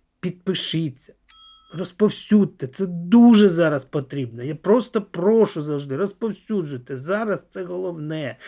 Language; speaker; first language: Ukrainian; native; Ukrainian